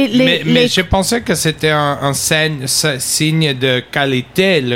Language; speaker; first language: French; non-native, learner; English